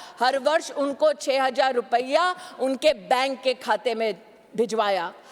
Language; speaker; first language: Hindi; native; Hindi